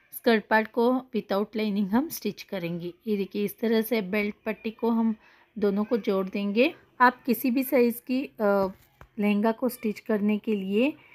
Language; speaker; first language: Hindi; non-native, local second language; Kannada